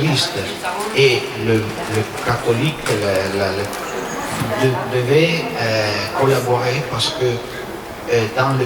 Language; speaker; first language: French; non-native, learner; Italian